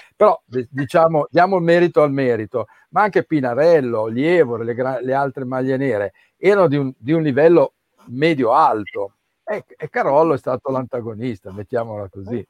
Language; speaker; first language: Italian; native; Italian